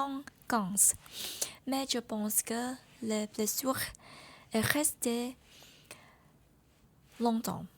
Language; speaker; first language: French; non-native, learner; Vietnamese